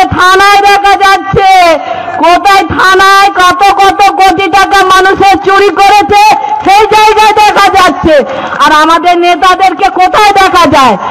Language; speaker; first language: Bangla; non-native, local second language; Santali